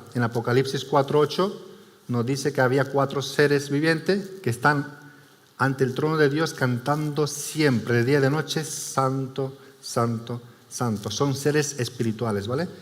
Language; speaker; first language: Spanish; non-native, fluent; Romanian